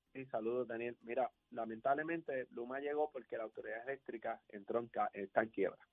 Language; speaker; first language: Spanish; native; Spanish